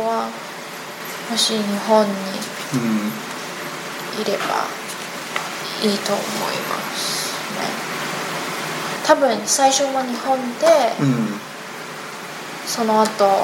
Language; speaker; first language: Japanese; non-native, learner; Chinese